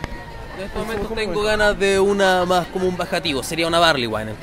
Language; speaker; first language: Spanish; native; Spanish